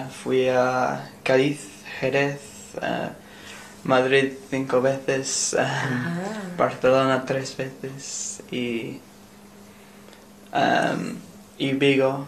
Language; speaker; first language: Spanish; non-native, learner; English